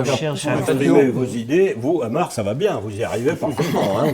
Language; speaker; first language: French; native; French